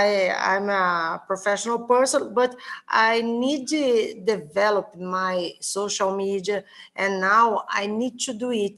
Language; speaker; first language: English; non-native, learner; Portuguese